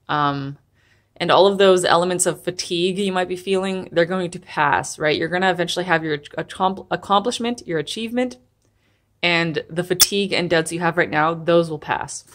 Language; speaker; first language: English; native; English